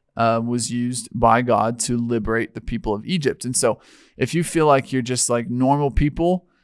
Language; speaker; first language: English; native; English